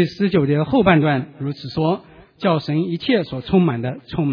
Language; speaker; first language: Chinese; native; Chinese